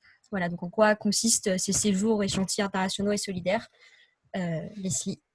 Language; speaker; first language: French; native; French